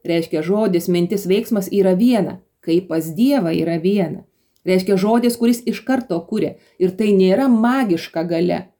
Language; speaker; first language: Lithuanian; native; Lithuanian